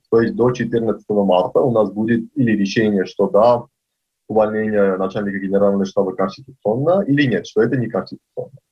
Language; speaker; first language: Russian; non-native, local second language; Armenian